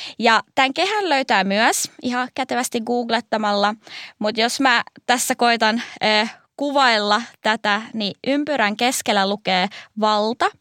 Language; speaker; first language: Finnish; native; Finnish